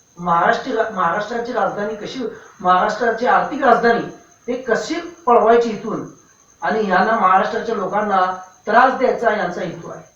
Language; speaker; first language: Marathi; non-native, local second language; Urdu